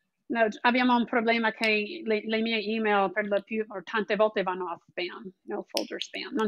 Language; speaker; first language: Italian; non-native, fluent; English